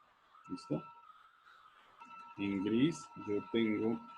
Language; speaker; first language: Spanish; native; Spanish